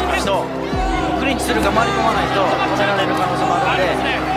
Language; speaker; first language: Japanese; native; Japanese